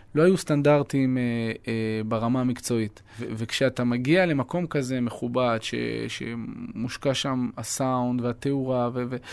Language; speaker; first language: Hebrew; early bilingual, other home language; French